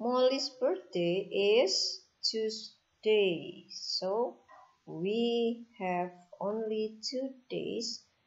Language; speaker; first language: English; non-native, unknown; Indonesian